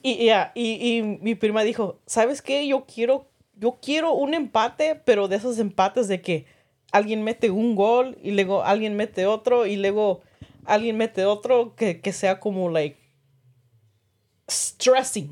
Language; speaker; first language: Spanish; early bilingual, heritage; Spanish